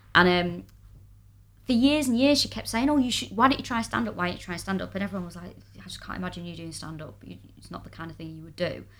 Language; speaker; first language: English; native; English